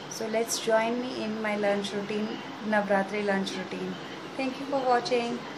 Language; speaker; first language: Hindi; native; Hindi